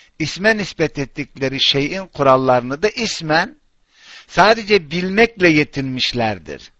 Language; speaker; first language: Turkish; non-native, fluent; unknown